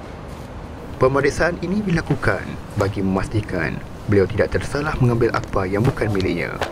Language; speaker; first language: Malay; native; Malay